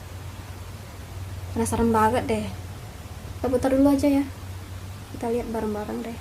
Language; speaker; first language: Indonesian; native; Indonesian